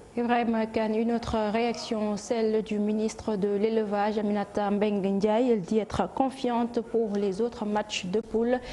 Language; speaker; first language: French; non-native, local second language; Wolof